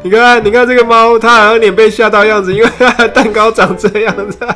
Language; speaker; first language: Chinese; native; Chinese